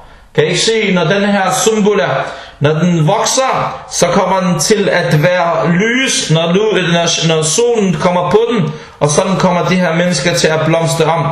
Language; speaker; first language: Danish; early bilingual, other home language; Arabic